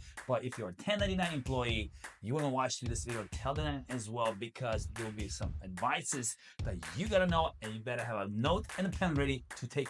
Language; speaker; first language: English; non-native, fluent; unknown